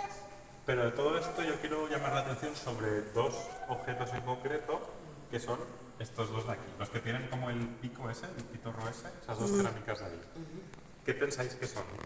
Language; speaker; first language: Spanish; native; Spanish